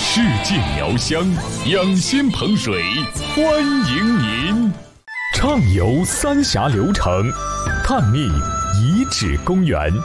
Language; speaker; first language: Chinese; native; Chinese